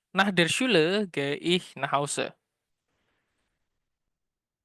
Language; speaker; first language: German; non-native, fluent; Indonesian